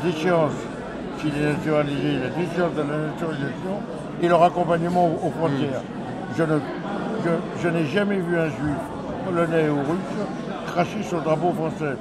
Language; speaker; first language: French; early bilingual, other home language; Yiddish